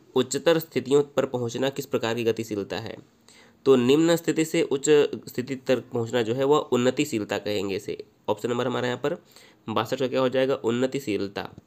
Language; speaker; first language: Hindi; native; Hindi